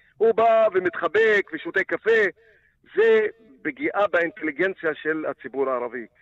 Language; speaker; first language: Hebrew; non-native, local second language; Arabic